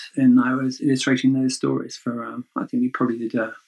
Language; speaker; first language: English; native; English